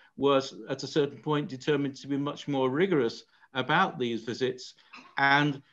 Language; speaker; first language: English; native; English